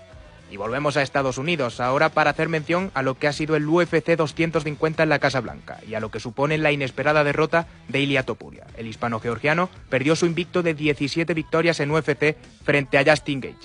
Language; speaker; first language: Spanish; native; Spanish